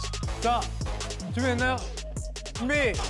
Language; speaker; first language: Korean; native; Korean